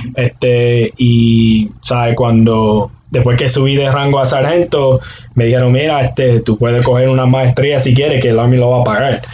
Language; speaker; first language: Spanish; native; Spanish